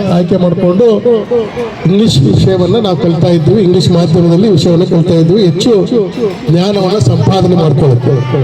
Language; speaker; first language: Kannada; non-native, local second language; Urdu